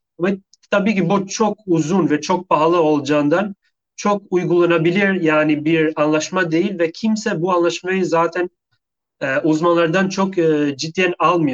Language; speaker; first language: Turkish; non-native, fluent; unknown